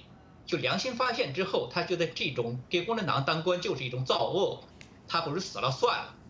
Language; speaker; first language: Chinese; native; Chinese